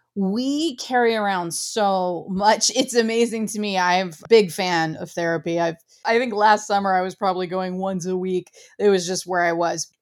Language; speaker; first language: English; native; English